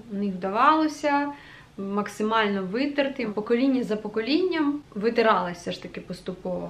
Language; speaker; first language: Ukrainian; non-native, local second language; Russian